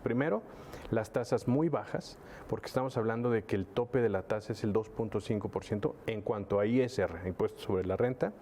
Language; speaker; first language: Spanish; native; Spanish